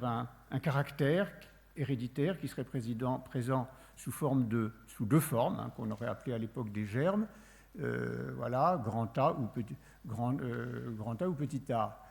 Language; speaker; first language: French; native; French